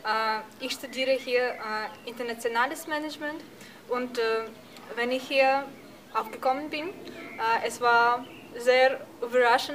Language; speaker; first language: German; non-native, learner; Russian